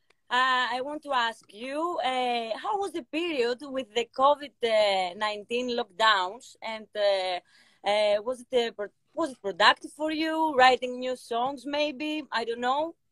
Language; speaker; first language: English; non-native, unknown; Greek